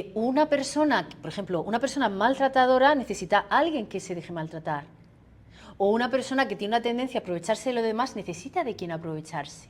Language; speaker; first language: Spanish; native; Spanish